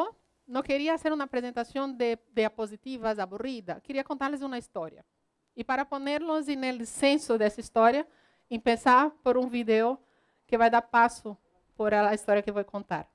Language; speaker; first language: Spanish; non-native, fluent; Portuguese